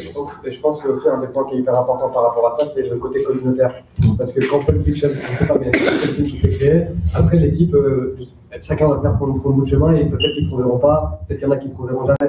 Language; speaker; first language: French; native; French